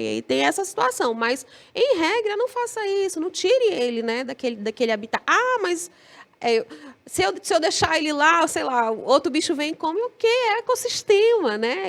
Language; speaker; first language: Portuguese; native; Portuguese